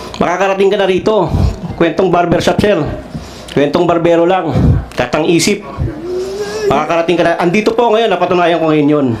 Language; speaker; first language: Filipino; non-native, local second language; Cebuano